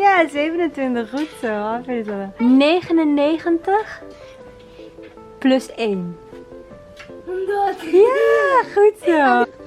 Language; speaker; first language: Dutch; early bilingual, other home language; Turkish